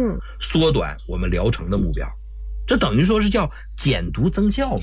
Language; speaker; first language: Chinese; native; Chinese